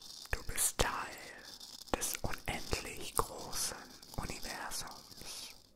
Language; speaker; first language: German; native; German